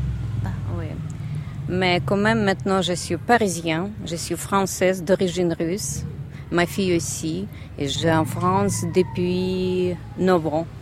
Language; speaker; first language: French; non-native, learner; Russian